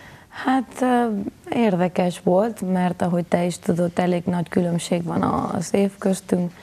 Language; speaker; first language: Hungarian; non-native, fluent; Spanish